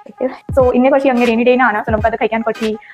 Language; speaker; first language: Malayalam; non-native, local second language; Hindi